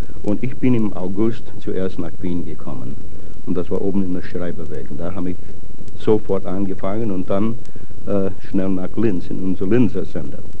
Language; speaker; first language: German; non-native, fluent; English